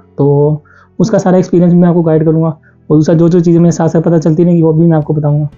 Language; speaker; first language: Urdu; non-native, local second language; Punjabi